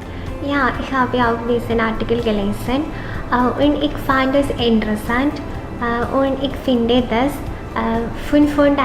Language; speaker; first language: German; non-native, learner; Malayalam